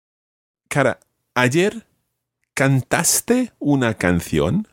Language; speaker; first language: Spanish; non-native, fluent; English